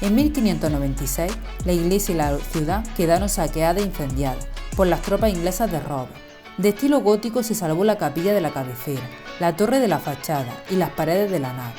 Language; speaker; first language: Spanish; native; Spanish